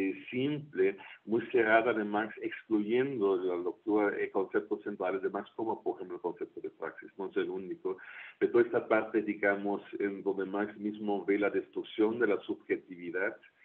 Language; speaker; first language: Spanish; non-native, fluent; German